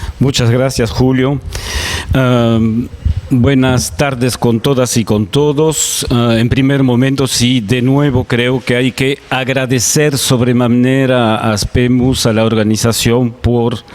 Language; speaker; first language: Spanish; non-native, fluent; French